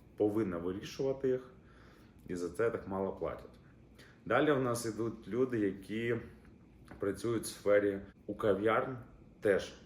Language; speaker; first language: Ukrainian; non-native, local second language; Russian